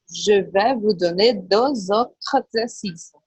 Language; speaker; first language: French; non-native, learner; Portuguese